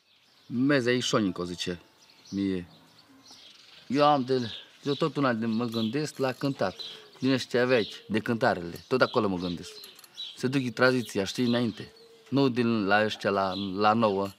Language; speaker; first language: Romanian; non-native, local second language; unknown